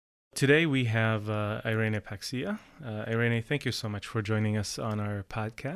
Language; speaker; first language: English; non-native, fluent; Arabic